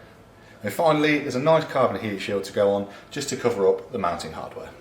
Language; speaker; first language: English; native; English